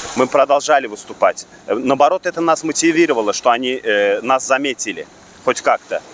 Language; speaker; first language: Russian; non-native, local second language; Turkmen